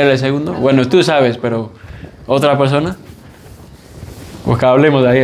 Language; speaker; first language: Spanish; non-native, fluent; English